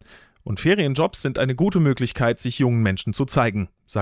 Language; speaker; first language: German; native; German